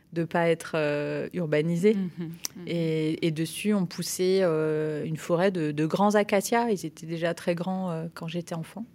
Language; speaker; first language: French; native; French